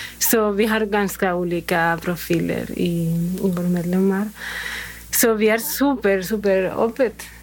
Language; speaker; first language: Swedish; non-native, fluent; Spanish